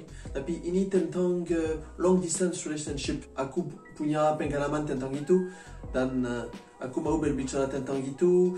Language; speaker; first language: Indonesian; non-native, learner; French